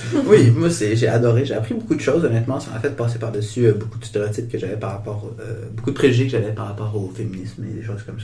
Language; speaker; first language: French; native; French